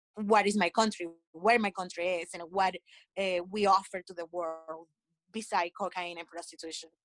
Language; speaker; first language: English; non-native, fluent; Spanish